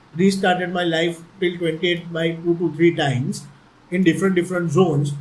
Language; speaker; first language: English; non-native, local second language; Gujarati